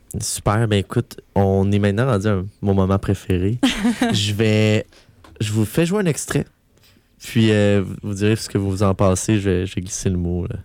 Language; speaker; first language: French; native; French